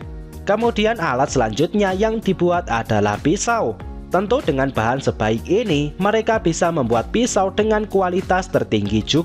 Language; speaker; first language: Indonesian; native; Indonesian